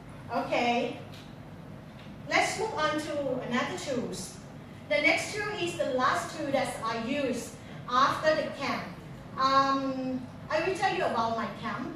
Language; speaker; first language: English; non-native, fluent; Thai